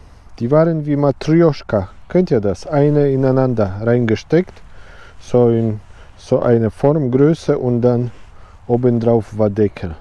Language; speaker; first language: German; non-native, learner; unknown